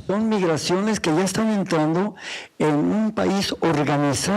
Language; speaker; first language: Spanish; native; Spanish